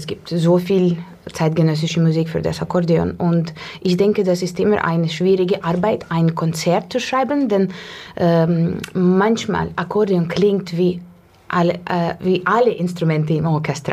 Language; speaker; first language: German; non-native, learner; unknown